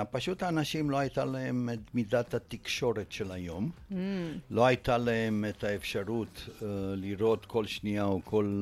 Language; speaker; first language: Hebrew; non-native, fluent; Romanian